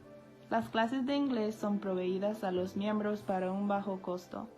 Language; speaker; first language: Spanish; non-native, fluent; English